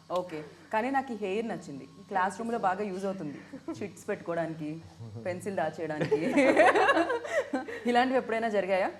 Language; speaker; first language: Telugu; native; Telugu